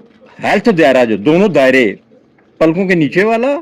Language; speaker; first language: Hindi; non-native, local second language; Punjabi